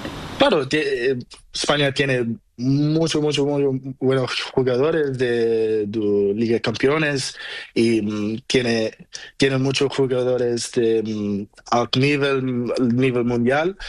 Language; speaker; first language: Spanish; non-native, learner; Portuguese